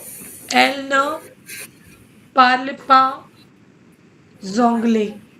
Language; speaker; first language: French; non-native, fluent; Hindi